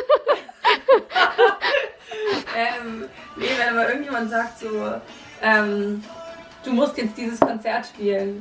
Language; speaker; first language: German; native; German